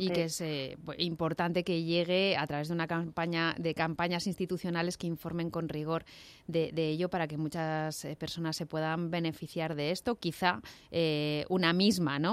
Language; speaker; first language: Spanish; native; Spanish